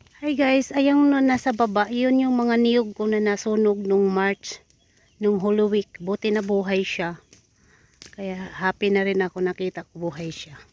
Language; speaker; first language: Filipino; non-native, local second language; Cebuano